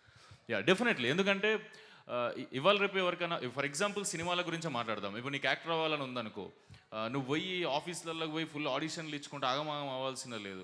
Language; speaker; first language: Telugu; native; Telugu